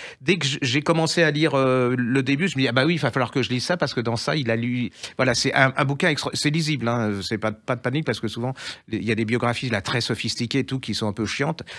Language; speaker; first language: French; native; French